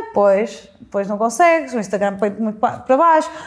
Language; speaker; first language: Portuguese; native; Portuguese